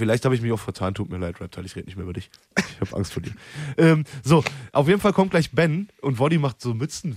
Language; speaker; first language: German; native; German